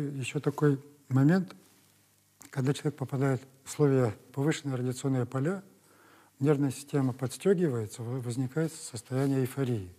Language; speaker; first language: Russian; native; Russian